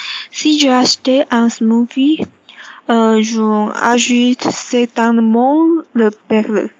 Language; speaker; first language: French; non-native, learner; Chinese